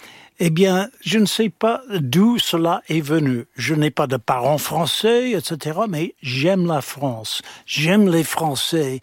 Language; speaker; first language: French; non-native, fluent; English